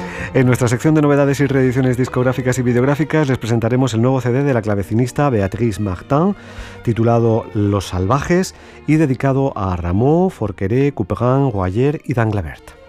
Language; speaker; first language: Spanish; native; Spanish